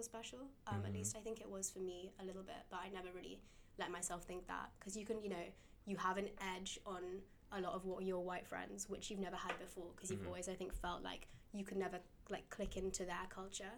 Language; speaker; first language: English; native; English